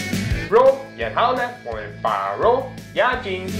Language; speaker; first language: Chinese; non-native, fluent; German